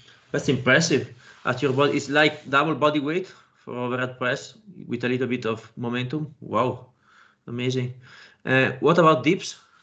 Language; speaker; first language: English; non-native, fluent; Italian